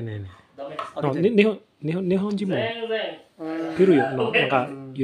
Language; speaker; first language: Japanese; non-native, fluent; Indonesian